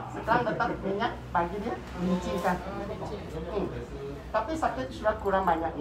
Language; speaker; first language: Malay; non-native, local second language; Cantonese